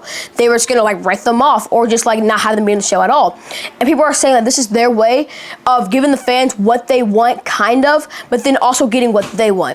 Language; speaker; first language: English; native; English